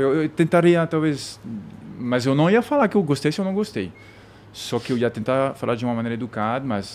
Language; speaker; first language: Portuguese; non-native, fluent; French